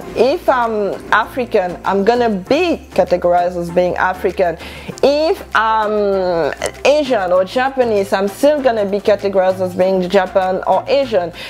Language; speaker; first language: English; non-native, local second language; French